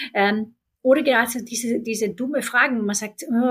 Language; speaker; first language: German; non-native, fluent; Swedish